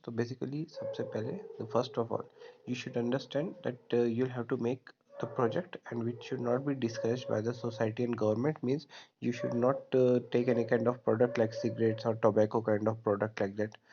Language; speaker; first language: English; non-native, local second language; Hindi